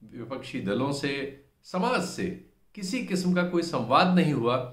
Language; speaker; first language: Hindi; native; Hindi